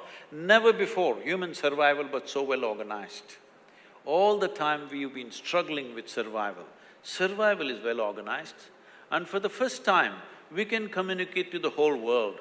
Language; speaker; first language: English; non-native, local second language; Kannada